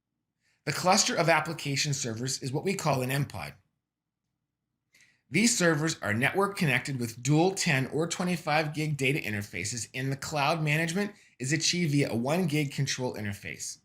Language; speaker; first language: English; native; English